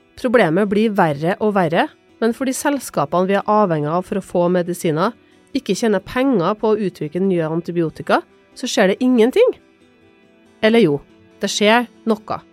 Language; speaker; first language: Norwegian; native; Norwegian